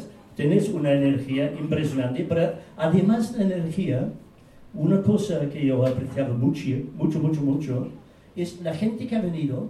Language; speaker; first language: Spanish; non-native, fluent; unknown